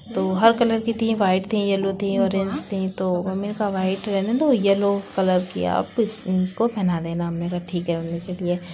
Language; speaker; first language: Hindi; native; Hindi